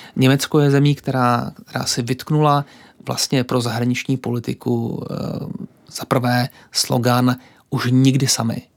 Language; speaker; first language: Czech; native; Czech